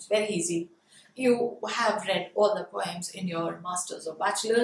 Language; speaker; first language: English; non-native, local second language; Hindi